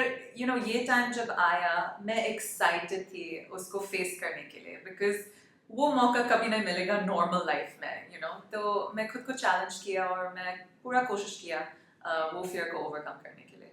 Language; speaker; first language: Hindi; non-native, local second language; English